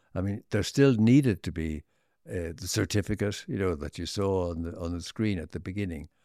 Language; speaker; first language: English; native; English